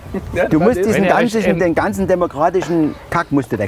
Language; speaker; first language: German; native; German